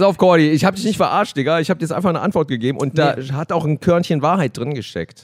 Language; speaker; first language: German; native; German